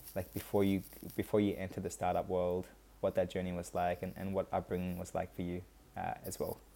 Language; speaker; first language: English; early bilingual, other home language; Hindi